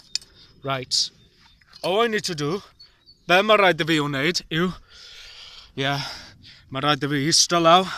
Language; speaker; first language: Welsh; non-native, local second language; English